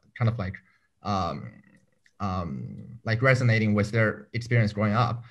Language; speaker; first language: English; non-native, fluent; Chinese